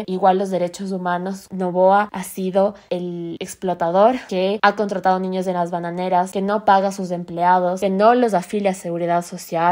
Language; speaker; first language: Spanish; native; Spanish